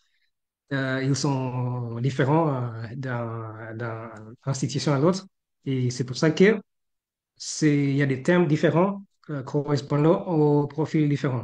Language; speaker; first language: French; non-native, fluent; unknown